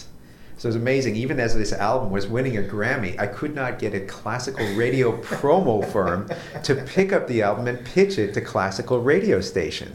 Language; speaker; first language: English; native; English